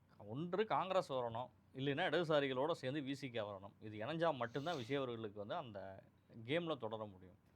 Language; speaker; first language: Tamil; native; Tamil